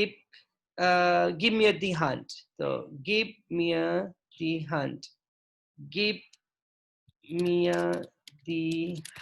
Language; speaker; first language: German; non-native, fluent; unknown